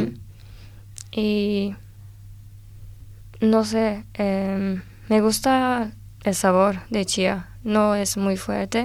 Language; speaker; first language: Spanish; non-native, learner; Turkish